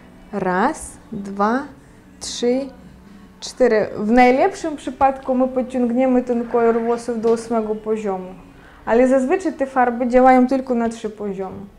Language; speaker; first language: Polish; non-native, fluent; Ukrainian